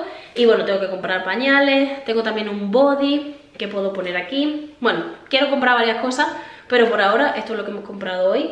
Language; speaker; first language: Spanish; native; Spanish